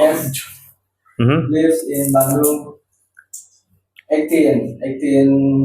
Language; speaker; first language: English; non-native, learner; Indonesian